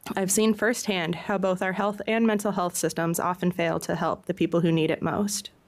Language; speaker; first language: English; native; English